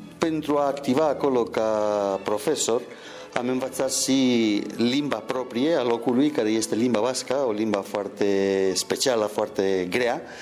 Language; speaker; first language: Romanian; non-native, fluent; Spanish